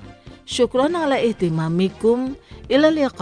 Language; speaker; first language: Arabic; non-native, fluent; Indonesian